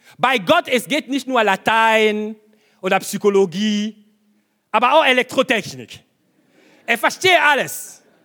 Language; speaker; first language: German; non-native, fluent; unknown